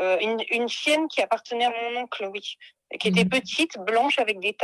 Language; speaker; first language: French; native; French